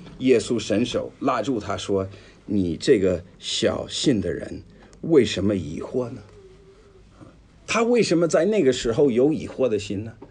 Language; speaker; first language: Chinese; non-native, fluent; English